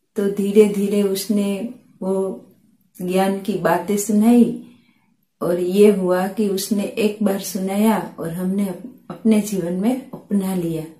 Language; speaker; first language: Hindi; non-native, local second language; Gujarati